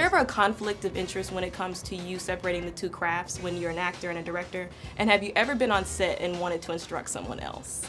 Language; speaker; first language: English; native; English